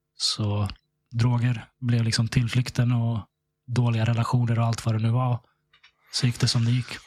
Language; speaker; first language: Swedish; early bilingual, other home language; Russian